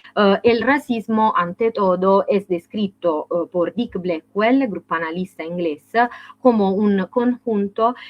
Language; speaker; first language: Spanish; non-native, fluent; Italian